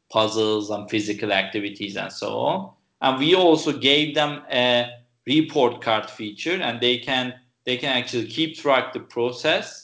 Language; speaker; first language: English; non-native, fluent; Turkish